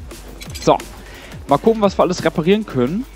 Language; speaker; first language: German; native; German